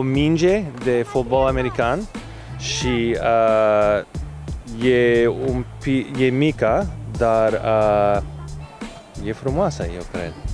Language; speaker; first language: Romanian; non-native, learner; English